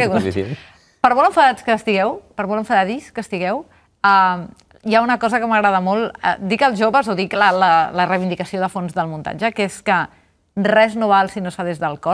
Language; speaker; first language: Catalan; native; Catalan